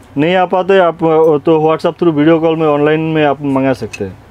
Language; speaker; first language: Hindi; non-native, local second language; Bangla